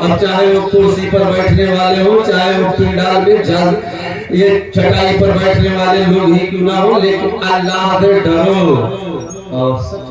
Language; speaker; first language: Hindi; native; Hindi